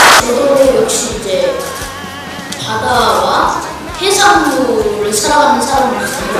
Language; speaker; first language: Korean; non-native, fluent; English